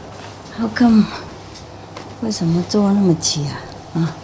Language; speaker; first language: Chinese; non-native, fluent; Vietnamese